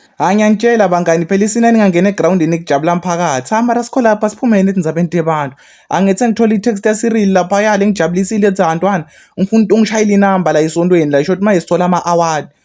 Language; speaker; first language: Zulu; non-native, local second language; Swati